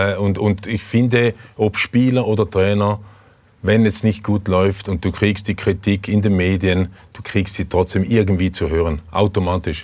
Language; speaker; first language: German; native; German